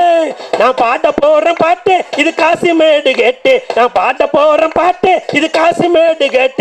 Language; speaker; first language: Tamil; native; Tamil